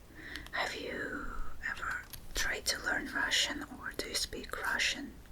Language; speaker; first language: English; non-native, fluent; Russian